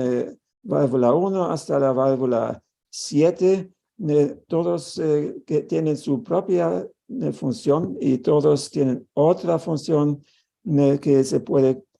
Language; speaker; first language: Spanish; non-native, fluent; German